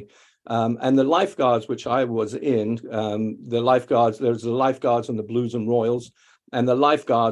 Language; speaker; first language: English; native; English